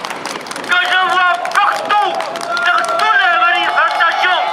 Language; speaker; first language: French; non-native, fluent; Lao